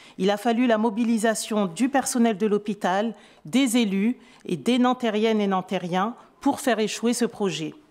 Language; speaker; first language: French; native; French